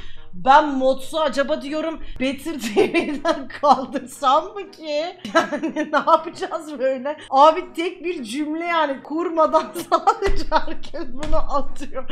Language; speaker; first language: Turkish; native; Turkish